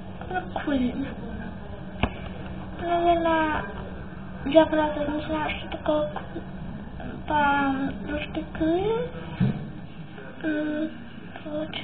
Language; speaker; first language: Russian; early bilingual, heritage; Russian